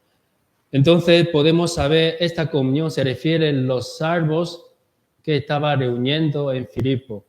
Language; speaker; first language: Spanish; non-native, learner; Korean